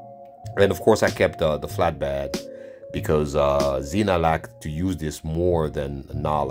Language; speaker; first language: English; non-native, fluent; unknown